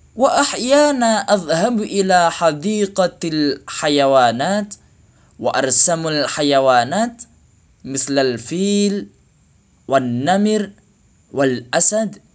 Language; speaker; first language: Arabic; non-native, learner; Indonesian